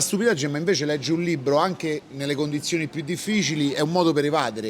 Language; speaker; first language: Italian; native; Italian